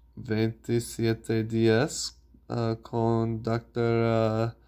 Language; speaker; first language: Spanish; non-native, learner; English